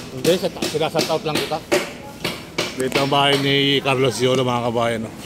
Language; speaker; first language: Filipino; native; Filipino